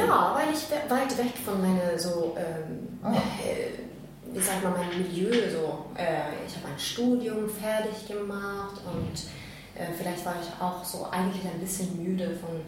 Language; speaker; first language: German; non-native, fluent; Norwegian